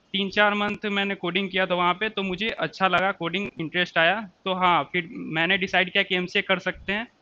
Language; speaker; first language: Hindi; native; Hindi